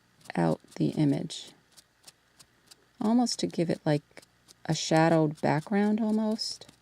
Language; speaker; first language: English; native; English